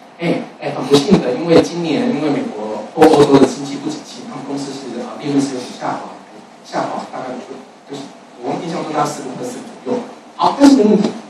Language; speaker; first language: Chinese; native; Chinese